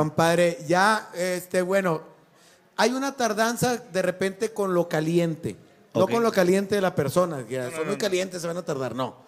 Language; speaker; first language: Spanish; native; Spanish